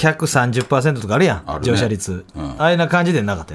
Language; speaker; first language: Japanese; native; Japanese